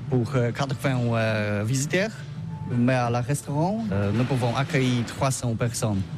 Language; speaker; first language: French; non-native, learner; Polish